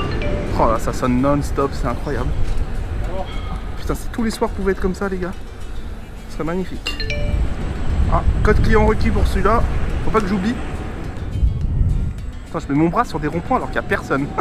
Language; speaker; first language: French; native; French